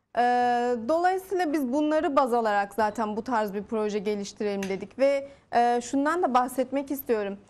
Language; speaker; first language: Turkish; native; Turkish